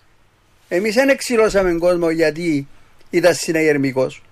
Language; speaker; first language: Greek; native; Greek